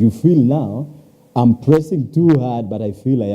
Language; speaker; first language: English; non-native, local second language; Swahili